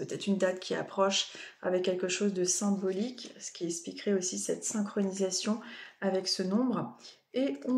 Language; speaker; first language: French; native; French